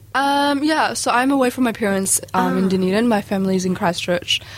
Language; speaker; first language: English; early bilingual, other home language; Arabic